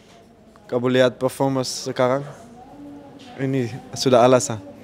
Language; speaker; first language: Indonesian; non-native, learner; Dutch